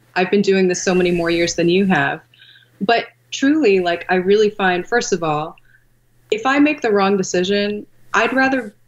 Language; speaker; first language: English; native; English